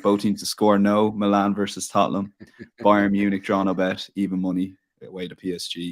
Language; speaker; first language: English; native; English